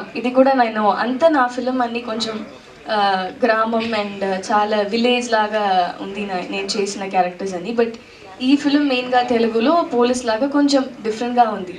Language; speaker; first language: Telugu; non-native, learner; Tamil